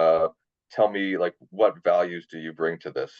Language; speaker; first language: English; native; English